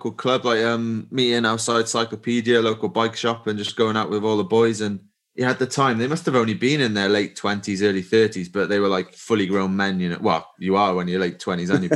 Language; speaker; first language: English; native; English